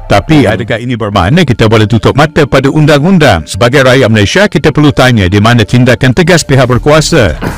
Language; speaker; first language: Malay; native; Malay